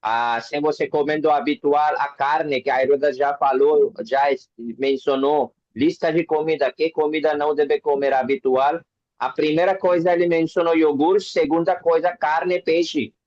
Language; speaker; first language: Portuguese; non-native, learner; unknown